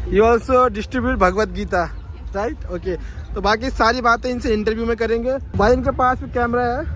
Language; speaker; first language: Hindi; native; Hindi